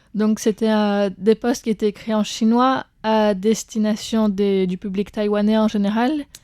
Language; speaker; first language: French; native; French